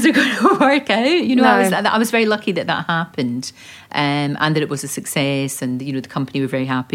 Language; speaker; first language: English; native; English